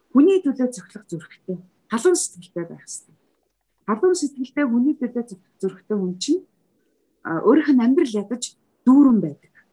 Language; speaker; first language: Mongolian; native; Mongolian